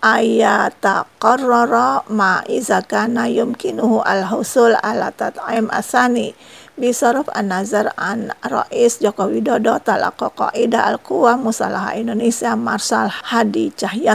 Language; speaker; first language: Arabic; non-native, fluent; Indonesian